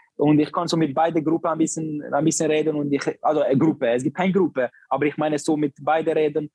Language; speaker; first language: German; non-native, learner; Albanian